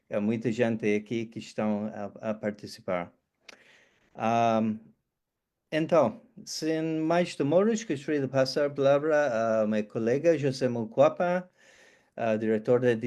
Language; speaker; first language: Portuguese; non-native, fluent; English